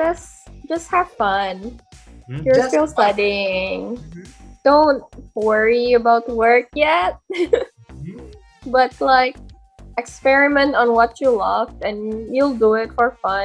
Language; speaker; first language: English; non-native, fluent; Indonesian